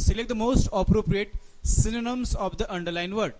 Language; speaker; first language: Hindi; non-native, local second language; Marathi